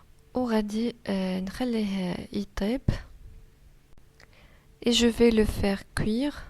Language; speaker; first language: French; non-native, local second language; Arabic